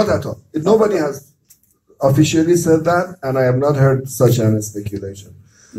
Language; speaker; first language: English; non-native, fluent; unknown